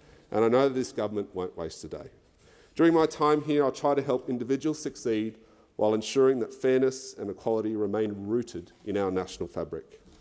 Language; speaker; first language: English; early bilingual, other home language; French